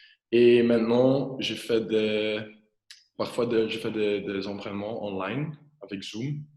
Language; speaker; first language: French; non-native, local second language; Dutch